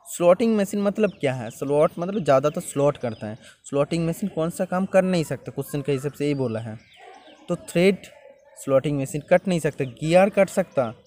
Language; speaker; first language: Hindi; non-native, local second language; Bangla